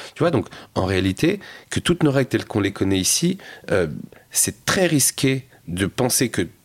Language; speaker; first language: French; native; French